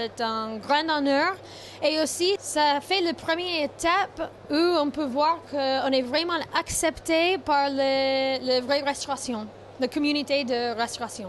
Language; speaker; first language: French; non-native, fluent; English